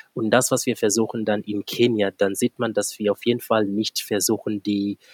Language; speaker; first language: German; non-native, fluent; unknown